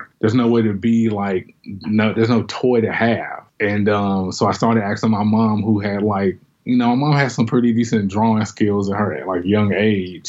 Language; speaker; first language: English; native; English